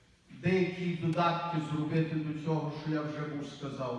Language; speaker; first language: Ukrainian; native; Ukrainian